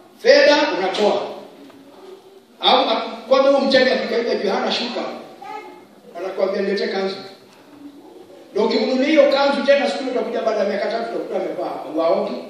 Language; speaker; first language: Swahili; non-native, local second language; Kikuyu